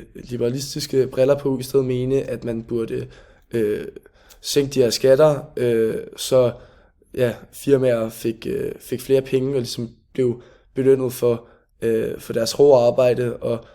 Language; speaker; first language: Danish; native; Danish